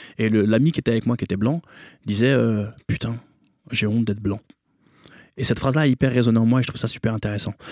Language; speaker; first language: French; native; French